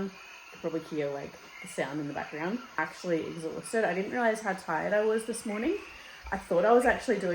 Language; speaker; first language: English; native; English